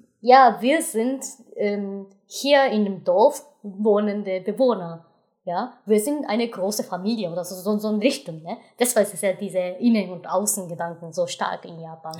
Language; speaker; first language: German; non-native, fluent; Japanese